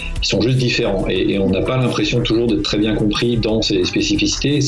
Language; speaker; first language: French; native; French